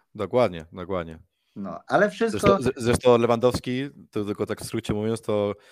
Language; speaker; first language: Polish; early bilingual, heritage; Spanish